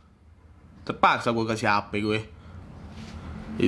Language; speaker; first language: Indonesian; early bilingual, other home language; Russian